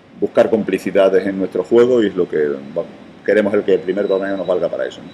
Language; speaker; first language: Spanish; native; Spanish